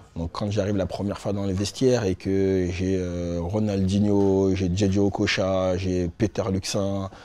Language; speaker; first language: French; native; French